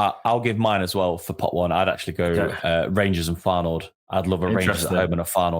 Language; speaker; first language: English; native; English